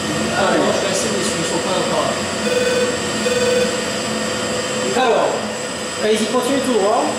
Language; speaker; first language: French; native; French